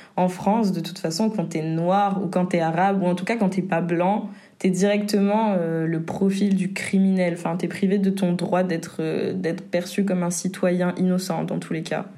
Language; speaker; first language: French; native; French